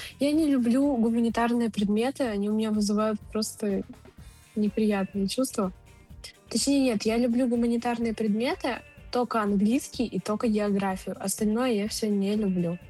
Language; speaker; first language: Russian; native; Russian